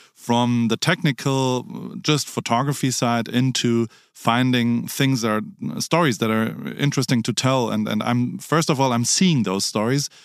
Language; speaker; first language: English; non-native, fluent; German